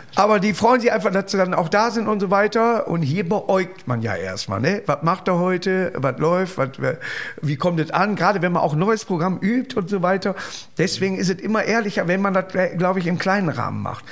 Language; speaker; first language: German; native; German